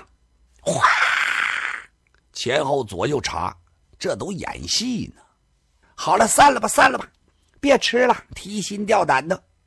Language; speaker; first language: Chinese; native; Chinese